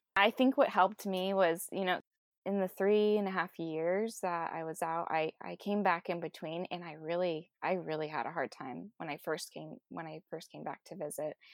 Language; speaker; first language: English; native; English